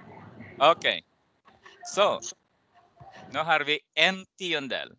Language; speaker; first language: Swedish; non-native, fluent; Arabic